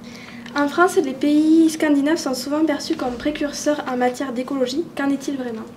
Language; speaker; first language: French; native; French